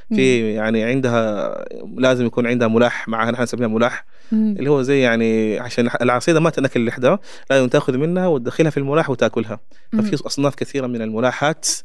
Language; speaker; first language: Arabic; non-native, local second language; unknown